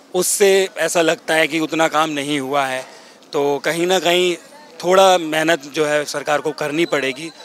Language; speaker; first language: Hindi; native; Hindi